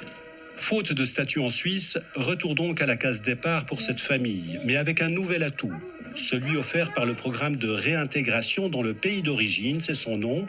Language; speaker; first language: French; native; French